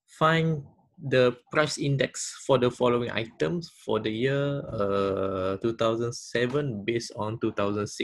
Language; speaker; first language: English; non-native, local second language; Malay